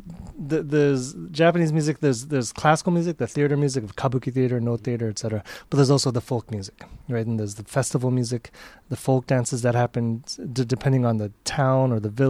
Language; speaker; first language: English; native; English